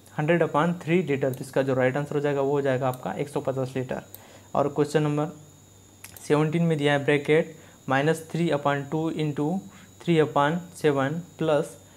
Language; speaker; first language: Hindi; native; Hindi